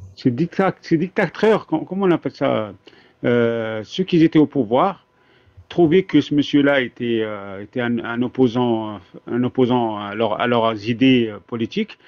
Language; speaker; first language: French; non-native, local second language; Arabic